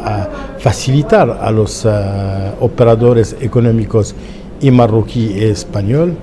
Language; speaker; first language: Spanish; non-native, fluent; Arabic